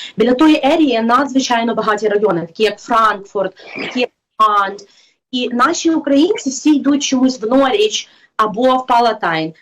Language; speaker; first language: Ukrainian; native; Ukrainian